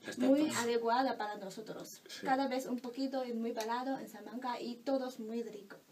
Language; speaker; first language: Spanish; non-native, learner; Chinese